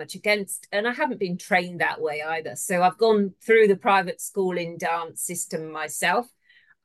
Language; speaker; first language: English; native; English